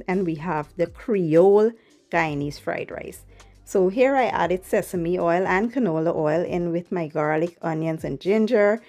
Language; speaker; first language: English; native; English